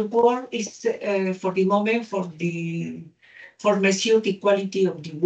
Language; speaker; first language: English; non-native, learner; Spanish